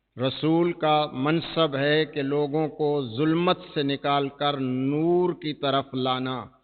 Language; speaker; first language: Urdu; non-native, local second language; Punjabi